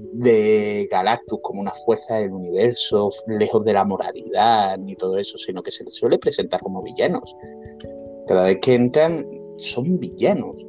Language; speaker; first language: Spanish; native; Spanish